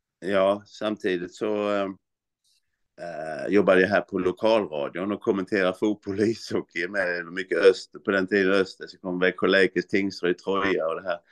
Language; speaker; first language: Swedish; native; Swedish